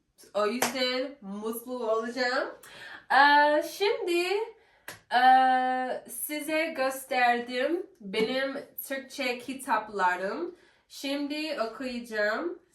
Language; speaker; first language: Turkish; non-native, learner; English